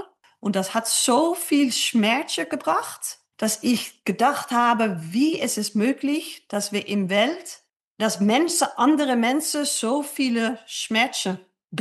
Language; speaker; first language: German; non-native, fluent; Dutch